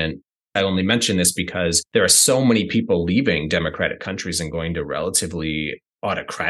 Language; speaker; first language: English; native; English